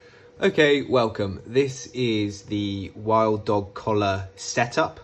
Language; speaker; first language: English; native; English